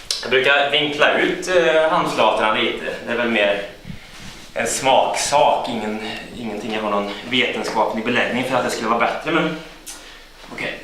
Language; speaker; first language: Swedish; native; Swedish